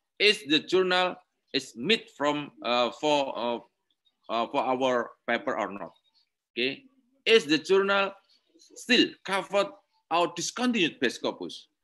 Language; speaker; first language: English; non-native, learner; Indonesian